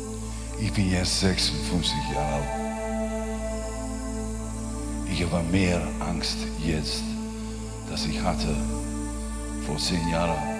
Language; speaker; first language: German; non-native, learner; English